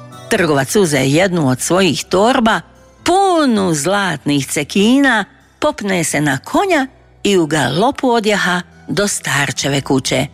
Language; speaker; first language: Croatian; native; Croatian